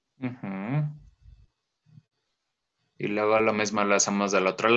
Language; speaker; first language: Spanish; native; Spanish